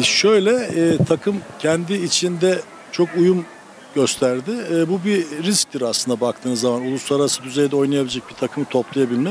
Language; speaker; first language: Turkish; native; Turkish